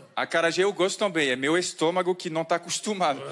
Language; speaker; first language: Portuguese; non-native, fluent; French